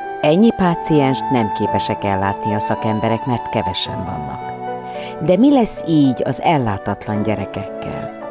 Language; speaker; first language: Hungarian; native; Hungarian